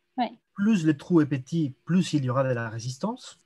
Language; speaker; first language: French; native; French